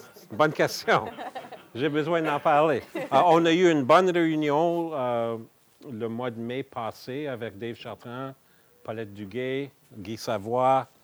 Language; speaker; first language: French; native; French